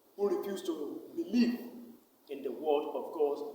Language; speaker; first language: English; non-native, local second language; Yoruba